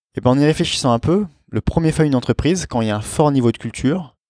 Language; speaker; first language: French; native; French